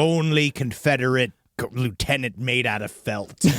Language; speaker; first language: English; native; English